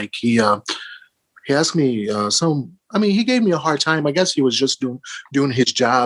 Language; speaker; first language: English; early bilingual, other home language; Portuguese